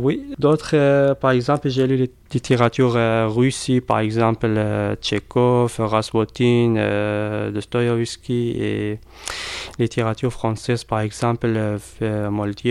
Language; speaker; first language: French; non-native, learner; Arabic